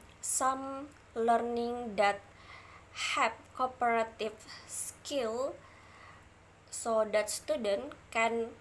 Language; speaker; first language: English; non-native, learner; Indonesian